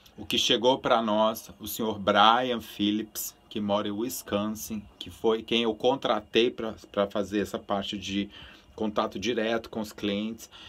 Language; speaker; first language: Portuguese; early bilingual, other home language; Spanish